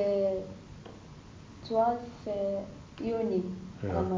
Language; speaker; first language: Dutch; non-native, learner; Arabic